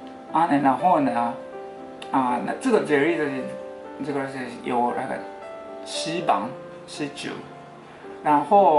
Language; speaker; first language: Chinese; non-native, fluent; Japanese